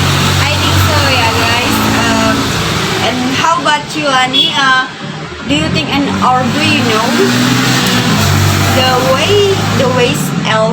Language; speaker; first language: English; non-native, learner; Indonesian